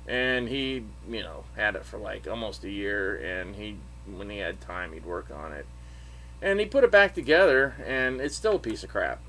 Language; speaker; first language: English; native; English